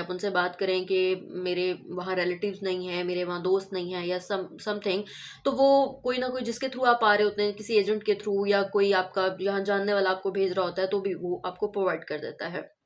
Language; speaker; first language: Urdu; non-native, local second language; Punjabi